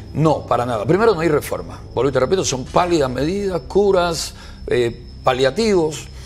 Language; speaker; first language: Spanish; native; Spanish